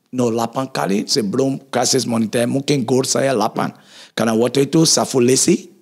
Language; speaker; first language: Indonesian; non-native, fluent; English